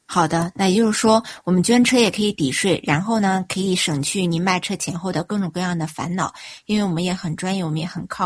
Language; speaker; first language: Chinese; native; Chinese